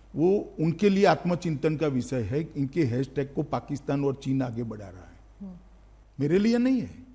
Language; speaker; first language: Hindi; non-native, local second language; Gujarati